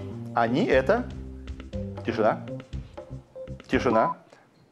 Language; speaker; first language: Russian; native; Russian